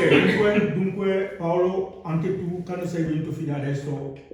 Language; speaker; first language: Italian; non-native, learner; Wolof